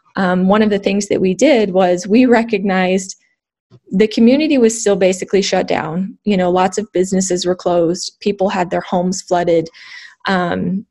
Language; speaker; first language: English; native; English